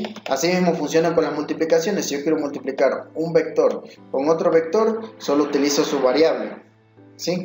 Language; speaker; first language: Spanish; native; Spanish